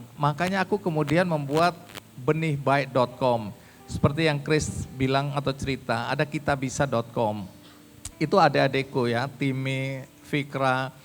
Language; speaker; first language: Indonesian; native; Indonesian